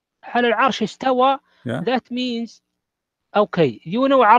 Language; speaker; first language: English; non-native, learner; Arabic